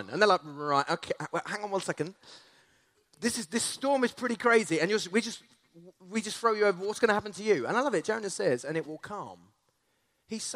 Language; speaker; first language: English; native; English